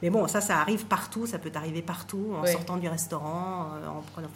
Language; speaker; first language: French; native; French